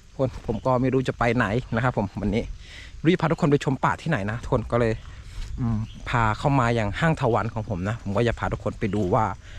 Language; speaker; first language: Thai; non-native, local second language; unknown